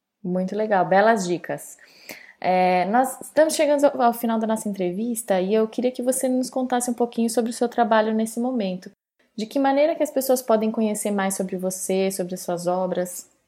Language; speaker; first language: Portuguese; native; Portuguese